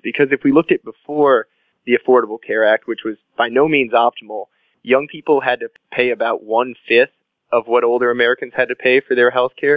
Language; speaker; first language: English; native; English